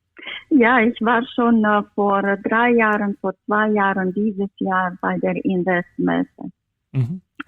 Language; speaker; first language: German; non-native, fluent; Romanian